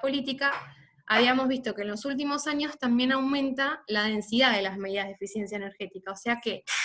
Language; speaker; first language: Spanish; native; Spanish